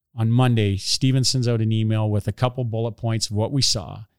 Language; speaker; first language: English; native; English